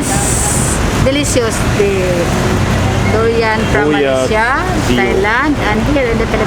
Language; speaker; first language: English; non-native, local second language; Filipino